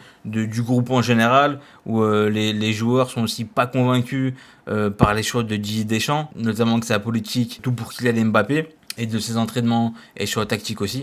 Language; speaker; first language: French; native; French